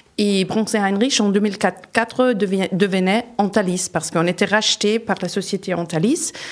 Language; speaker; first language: French; non-native, fluent; German